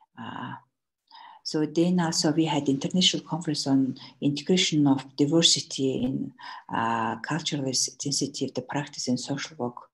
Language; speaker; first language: English; non-native, learner; Mongolian